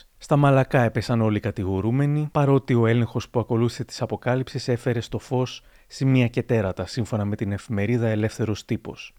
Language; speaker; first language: Greek; native; Greek